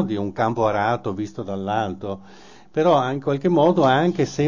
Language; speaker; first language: Italian; native; Italian